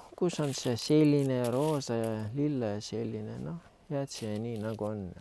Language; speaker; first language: Estonian; non-native, local second language; Russian